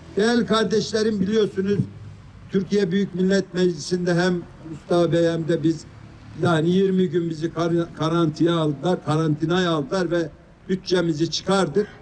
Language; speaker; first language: Turkish; native; Turkish